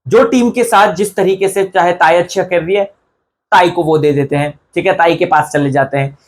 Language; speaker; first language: Hindi; non-native, local second language; Marathi